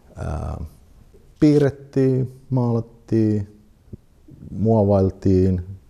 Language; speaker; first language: Finnish; native; Finnish